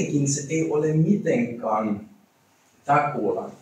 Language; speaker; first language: Finnish; non-native, learner; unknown